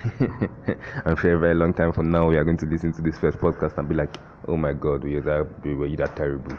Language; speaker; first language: English; non-native, local second language; Igbo